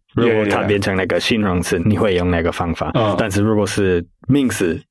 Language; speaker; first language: Chinese; non-native, fluent; English